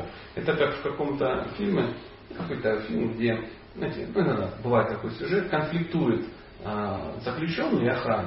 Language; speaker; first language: Russian; native; Russian